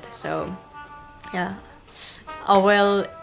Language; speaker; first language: English; non-native, learner; Korean